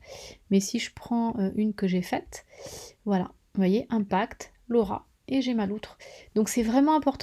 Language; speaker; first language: French; native; French